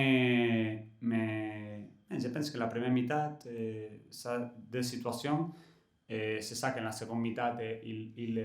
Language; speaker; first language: French; non-native, learner; Catalan